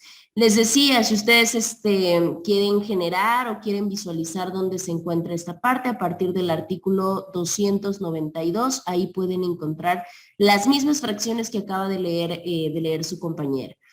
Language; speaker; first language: Spanish; native; Spanish